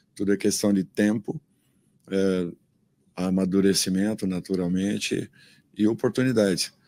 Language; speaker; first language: Portuguese; native; Portuguese